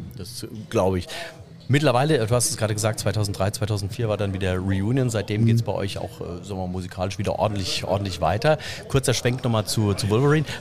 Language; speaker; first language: German; native; German